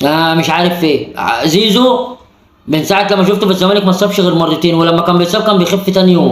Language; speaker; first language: Arabic; native; Arabic